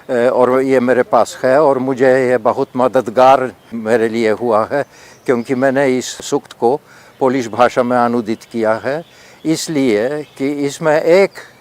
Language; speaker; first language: Hindi; non-native, fluent; Polish